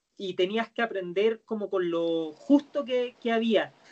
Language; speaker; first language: Spanish; native; Spanish